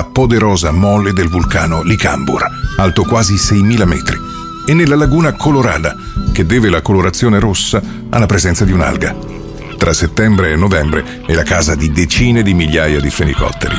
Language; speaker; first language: Italian; native; Italian